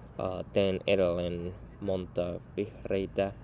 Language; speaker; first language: Finnish; non-native, learner; Spanish